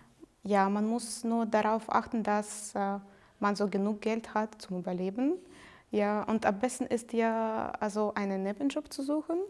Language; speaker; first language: German; non-native, fluent; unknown